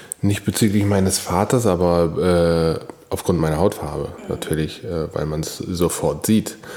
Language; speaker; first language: German; native; German